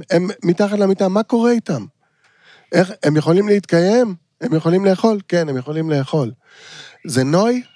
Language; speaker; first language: Hebrew; native; Hebrew